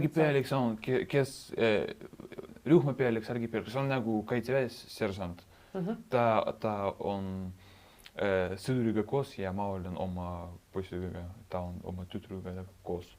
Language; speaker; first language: Estonian; non-native, local second language; Russian